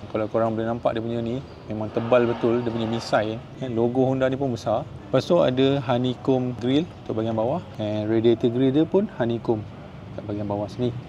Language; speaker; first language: Malay; native; Malay